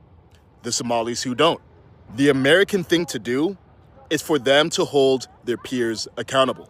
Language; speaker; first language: English; early bilingual, other home language; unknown